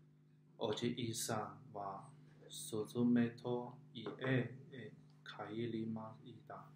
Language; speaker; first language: Japanese; non-native, learner; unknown